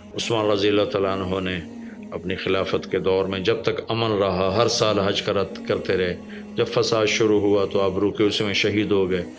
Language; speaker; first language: Urdu; native; Urdu